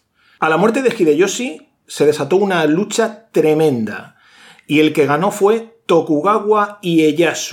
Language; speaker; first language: Spanish; native; Spanish